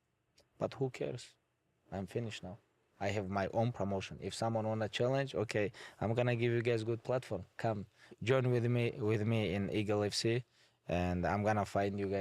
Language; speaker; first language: English; non-native, fluent; Avaric